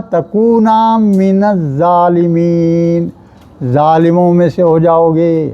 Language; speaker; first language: Urdu; native; Urdu